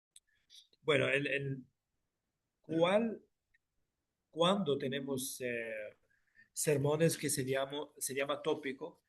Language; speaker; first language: Spanish; non-native, fluent; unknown